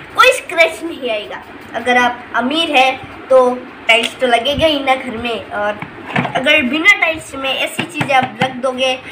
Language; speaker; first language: Hindi; non-native, local second language; Assamese